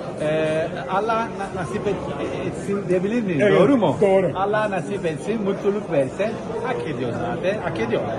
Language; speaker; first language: Turkish; non-native, fluent; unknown